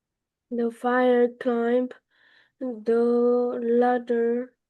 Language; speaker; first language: English; non-native, learner; Vietnamese